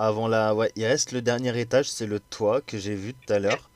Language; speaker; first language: French; native; French